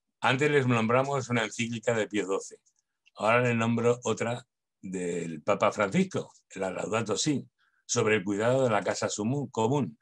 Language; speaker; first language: Spanish; native; Spanish